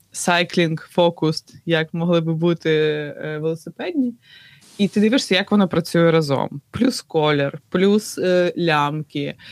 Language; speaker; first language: Ukrainian; native; Ukrainian